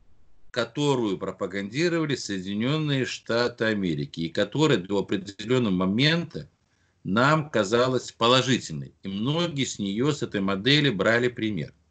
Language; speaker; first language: Russian; native; Russian